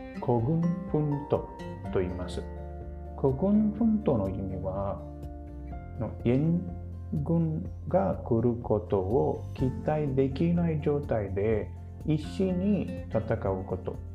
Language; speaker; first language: Japanese; non-native, learner; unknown